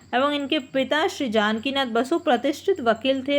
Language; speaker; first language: Hindi; non-native, local second language; Bangla